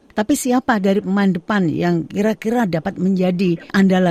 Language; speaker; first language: Indonesian; native; Indonesian